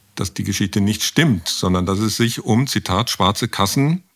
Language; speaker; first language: German; native; German